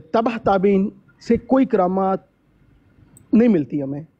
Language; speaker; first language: Urdu; native; Urdu